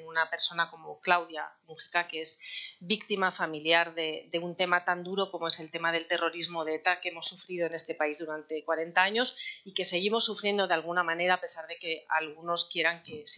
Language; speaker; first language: Spanish; native; Spanish